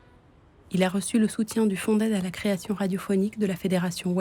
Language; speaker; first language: French; native; French